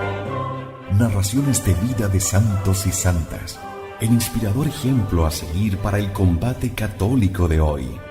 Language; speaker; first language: Spanish; native; Spanish